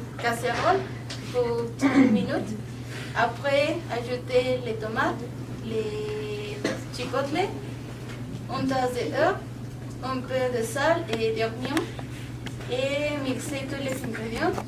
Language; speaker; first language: French; non-native, learner; Spanish